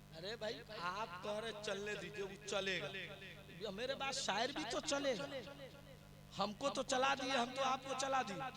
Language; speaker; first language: Hindi; native; Hindi